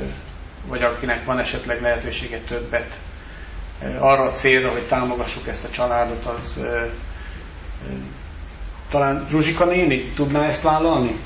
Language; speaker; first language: Hungarian; native; Hungarian